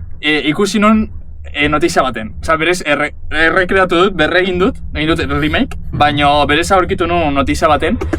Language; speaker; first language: Basque; non-native, local second language; Spanish